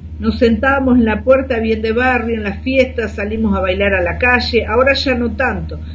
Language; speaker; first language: Spanish; native; Spanish